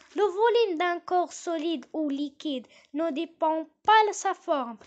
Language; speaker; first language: French; non-native, local second language; Arabic